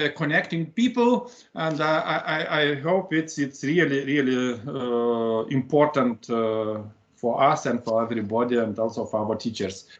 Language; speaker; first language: English; non-native, fluent; Lithuanian